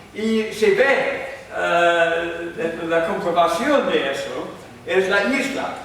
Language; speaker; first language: Spanish; non-native, fluent; English